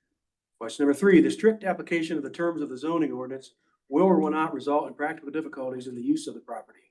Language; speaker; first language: English; native; English